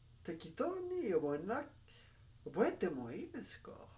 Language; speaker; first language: Japanese; non-native, learner; English